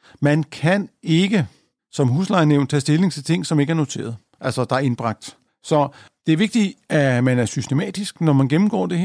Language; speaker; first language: Danish; native; Danish